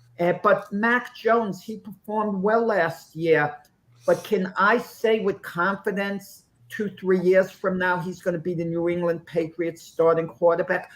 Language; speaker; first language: English; native; English